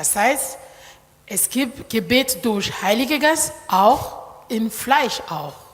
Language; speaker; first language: German; non-native, learner; Lingala